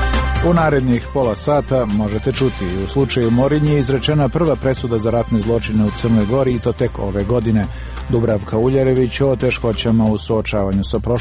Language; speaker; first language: Serbian; native; Serbian